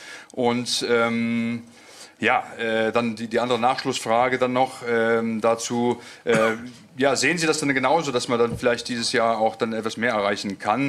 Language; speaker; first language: German; native; German